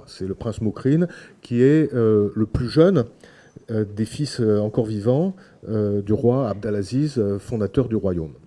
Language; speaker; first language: French; native; French